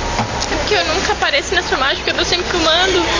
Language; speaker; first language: Portuguese; native; Portuguese